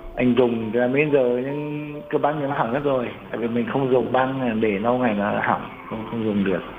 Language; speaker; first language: Vietnamese; native; Vietnamese